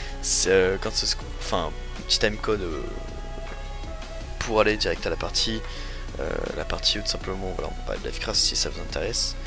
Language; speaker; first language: French; native; French